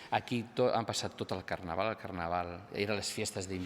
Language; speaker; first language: Catalan; native; Catalan